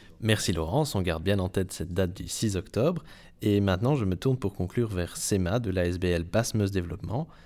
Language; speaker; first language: French; native; French